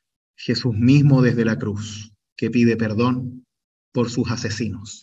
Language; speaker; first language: Spanish; native; Spanish